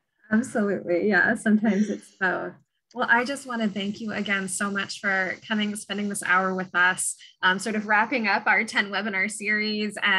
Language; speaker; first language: English; native; English